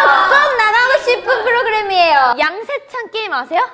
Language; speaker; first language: Korean; native; Korean